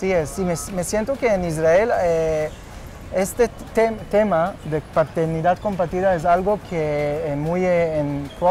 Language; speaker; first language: Spanish; non-native, fluent; Hebrew